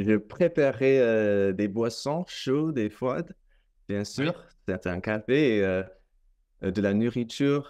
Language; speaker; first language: French; non-native, fluent; English